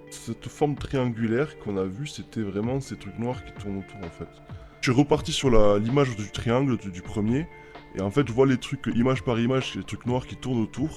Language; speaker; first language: French; native; French